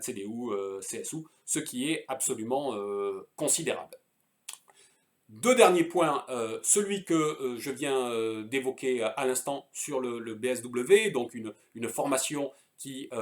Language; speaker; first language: French; native; French